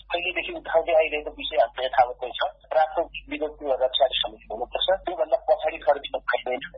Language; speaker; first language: Nepali; non-native, local second language; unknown